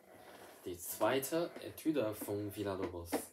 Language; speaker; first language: German; non-native, learner; Chinese